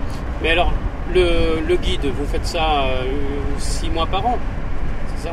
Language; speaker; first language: French; native; French